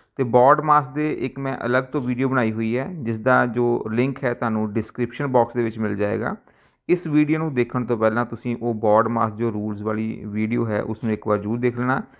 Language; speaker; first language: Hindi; non-native, local second language; Punjabi